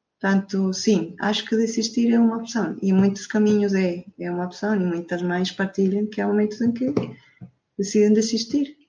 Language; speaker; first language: Portuguese; non-native, fluent; Spanish